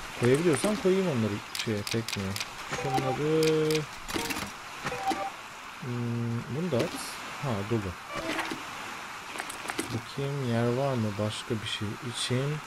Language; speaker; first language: Turkish; native; Turkish